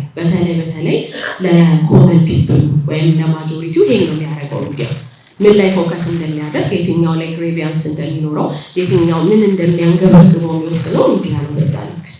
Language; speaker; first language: Amharic; native; Amharic